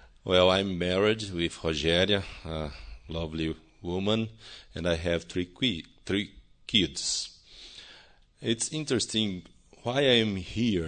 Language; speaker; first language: English; non-native, learner; Portuguese